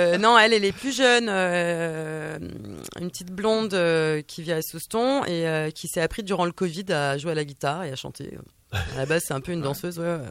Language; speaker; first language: French; native; French